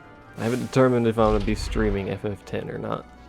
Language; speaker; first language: English; native; English